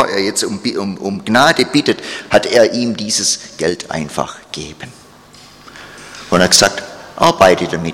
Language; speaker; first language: German; non-native, fluent; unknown